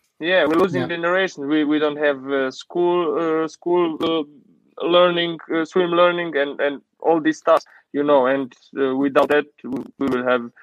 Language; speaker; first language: English; non-native, learner; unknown